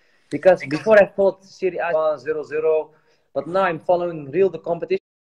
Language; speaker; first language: English; non-native, fluent; Arabic